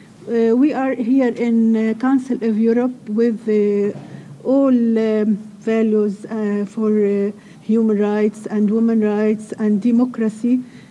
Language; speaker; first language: English; non-native, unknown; Arabic